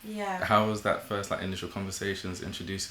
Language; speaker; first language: English; native; English